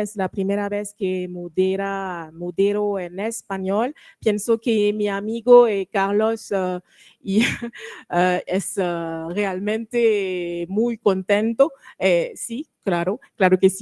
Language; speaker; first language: Spanish; non-native, learner; French